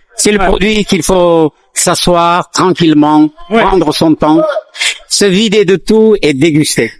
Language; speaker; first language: French; non-native, fluent; Kabuverdianu